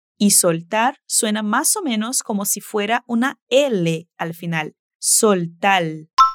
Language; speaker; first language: Spanish; non-native, fluent; Portuguese